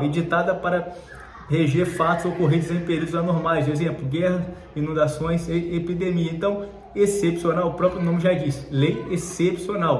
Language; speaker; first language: Portuguese; native; Portuguese